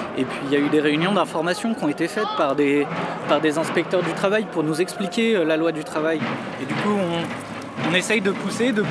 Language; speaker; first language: French; native; French